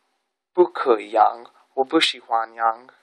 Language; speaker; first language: Chinese; non-native, learner; English